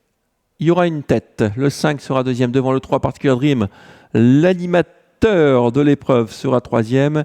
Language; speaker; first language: French; native; French